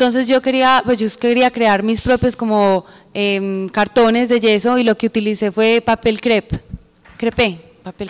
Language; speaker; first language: Spanish; native; Spanish